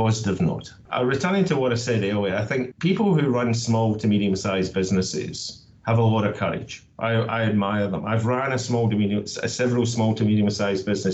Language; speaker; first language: English; native; English